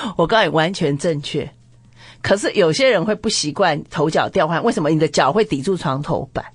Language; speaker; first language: Chinese; native; Chinese